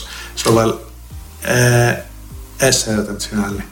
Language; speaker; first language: Hungarian; non-native, fluent; Greek